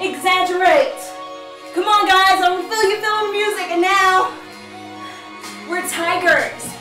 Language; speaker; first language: English; native; English